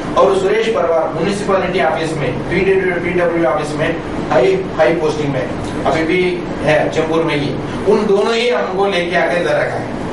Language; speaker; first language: Hindi; non-native, local second language; Tamil